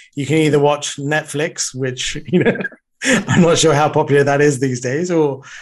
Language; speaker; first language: English; native; English